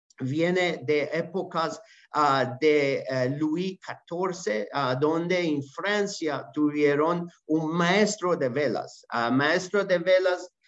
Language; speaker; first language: Spanish; non-native, learner; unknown